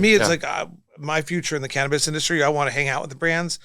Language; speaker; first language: English; native; English